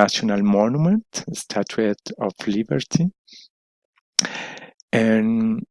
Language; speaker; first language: English; non-native, learner; Spanish